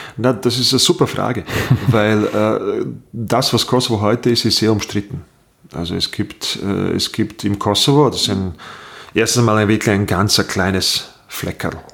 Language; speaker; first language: German; non-native, fluent; Bosnian